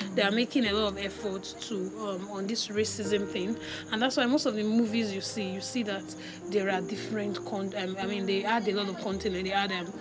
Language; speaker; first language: English; non-native, local second language; Igbo